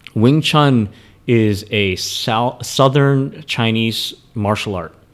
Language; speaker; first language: English; native; English